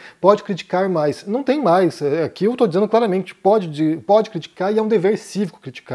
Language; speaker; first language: Portuguese; native; Portuguese